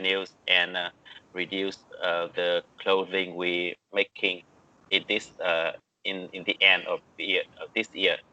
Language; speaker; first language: English; non-native, learner; Vietnamese